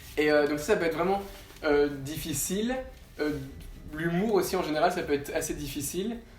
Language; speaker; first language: French; native; French